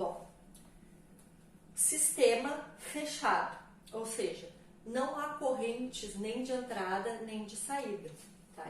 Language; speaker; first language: Portuguese; native; Portuguese